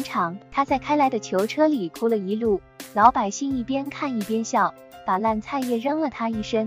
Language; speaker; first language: Chinese; native; Chinese